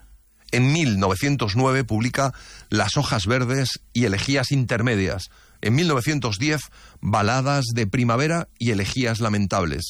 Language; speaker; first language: Spanish; native; Spanish